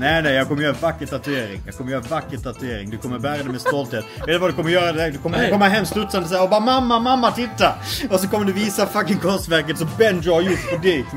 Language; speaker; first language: Swedish; native; Swedish